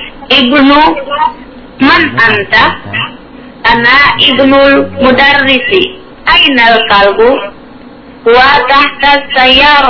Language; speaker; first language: Arabic; non-native, learner; Indonesian